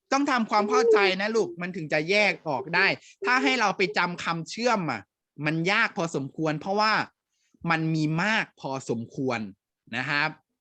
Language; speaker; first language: Thai; native; Thai